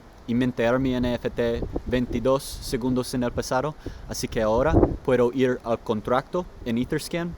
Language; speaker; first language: Spanish; non-native, learner; English